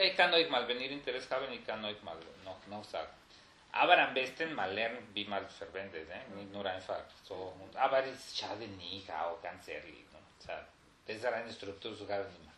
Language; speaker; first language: German; non-native, fluent; Spanish